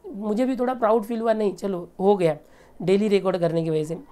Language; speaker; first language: Hindi; native; Hindi